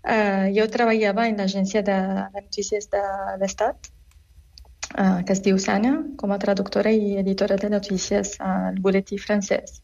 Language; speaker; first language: Catalan; non-native, learner; Arabic